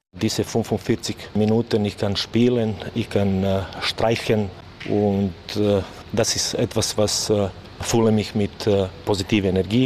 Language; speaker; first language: German; non-native, learner; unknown